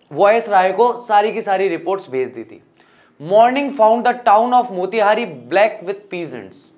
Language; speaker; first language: Hindi; native; Hindi